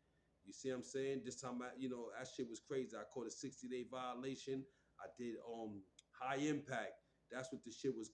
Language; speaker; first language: English; native; English